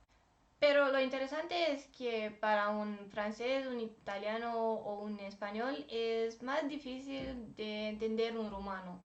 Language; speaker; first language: Spanish; non-native, fluent; Romanian